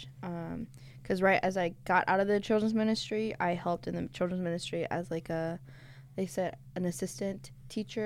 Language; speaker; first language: English; native; English